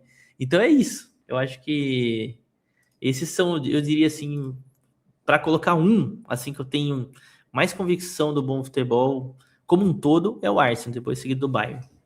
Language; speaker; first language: Portuguese; native; Portuguese